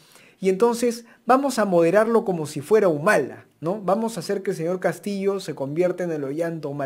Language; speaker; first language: Spanish; native; Spanish